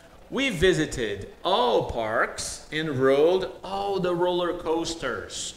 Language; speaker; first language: English; non-native, fluent; Portuguese